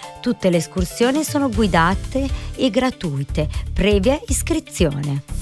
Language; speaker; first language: Italian; non-native, fluent; Croatian